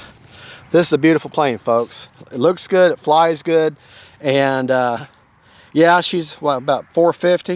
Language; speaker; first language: English; native; English